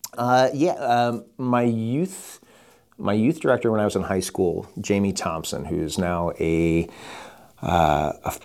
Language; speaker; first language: English; native; English